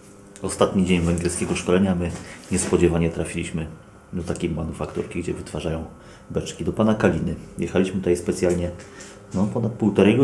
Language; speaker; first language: Polish; native; Polish